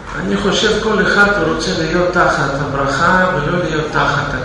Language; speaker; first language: Hebrew; non-native, fluent; Russian